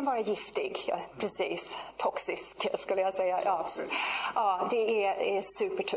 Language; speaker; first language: Swedish; non-native, fluent; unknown